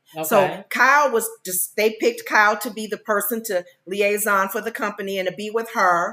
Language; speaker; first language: English; native; English